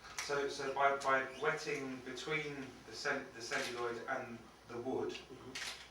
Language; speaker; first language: English; native; English